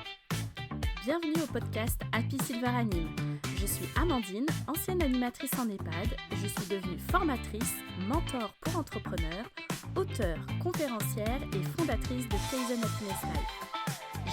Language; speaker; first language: French; native; French